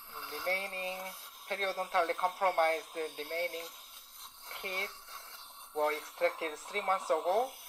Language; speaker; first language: English; non-native, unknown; Korean